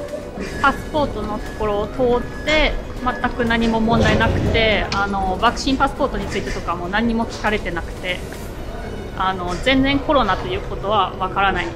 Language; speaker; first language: Japanese; non-native, fluent; German